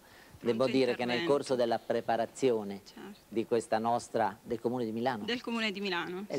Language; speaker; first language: Italian; native; Italian